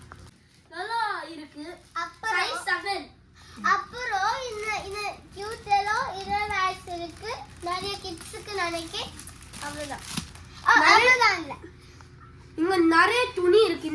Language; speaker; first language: Tamil; early bilingual, heritage; Tamil